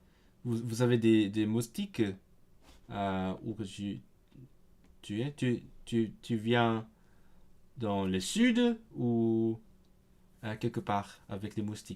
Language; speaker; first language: French; non-native, fluent; Cantonese